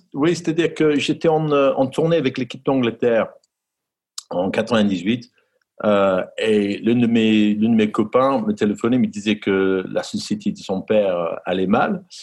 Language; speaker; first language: French; non-native, fluent; English